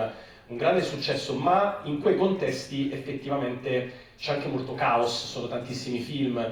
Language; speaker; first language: Italian; native; Italian